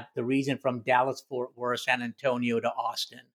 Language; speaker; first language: English; early bilingual, other home language; Hindi